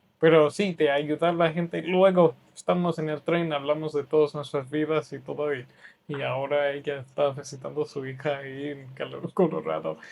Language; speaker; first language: Spanish; non-native, fluent; English